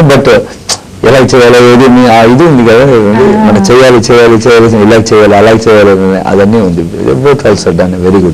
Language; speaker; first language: Telugu; non-native, learner; Tamil